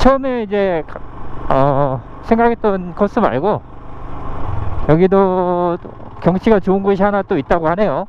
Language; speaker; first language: Korean; native; Korean